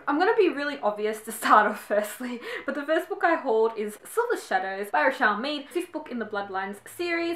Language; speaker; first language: English; native; English